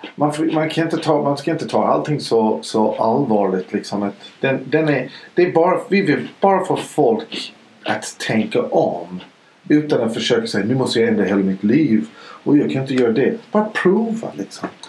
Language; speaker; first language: Swedish; non-native, fluent; English